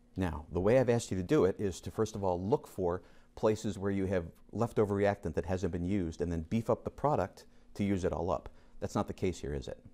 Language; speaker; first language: English; native; English